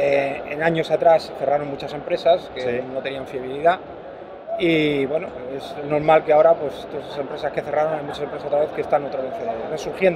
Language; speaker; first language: Spanish; native; Spanish